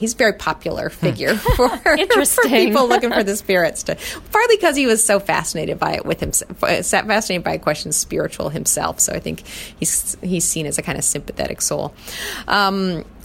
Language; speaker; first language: English; native; English